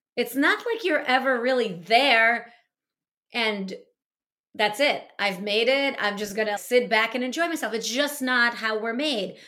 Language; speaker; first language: English; early bilingual, other home language; Russian